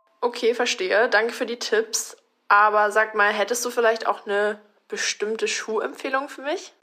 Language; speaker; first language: German; native; German